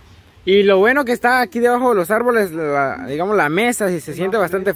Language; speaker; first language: Spanish; native; Spanish